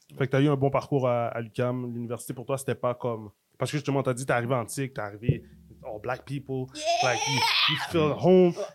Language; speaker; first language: French; native; French